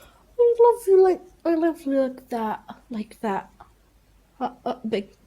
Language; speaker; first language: English; non-native, learner; Arabic